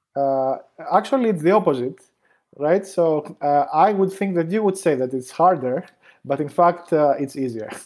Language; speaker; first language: English; non-native, fluent; Greek